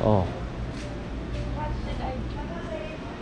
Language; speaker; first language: English; non-native, local second language; Filipino